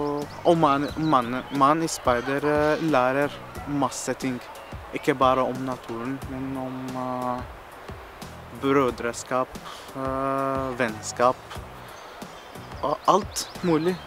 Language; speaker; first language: Norwegian; non-native, learner; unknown